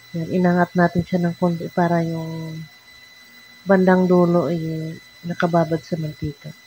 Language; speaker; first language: Filipino; non-native, local second language; Cebuano